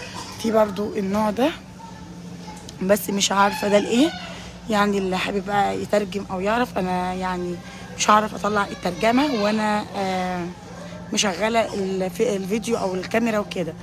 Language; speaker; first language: Arabic; native; Arabic